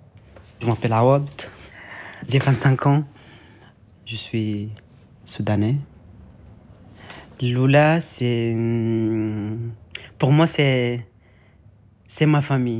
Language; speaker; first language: French; non-native, learner; Arabic